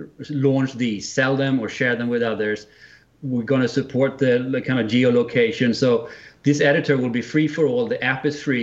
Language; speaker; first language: English; non-native, fluent; Swedish